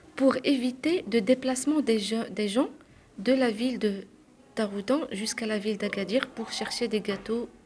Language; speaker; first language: French; non-native, local second language; Arabic